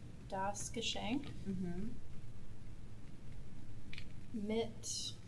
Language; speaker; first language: German; non-native, learner; English